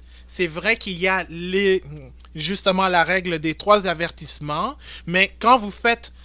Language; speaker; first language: French; native; French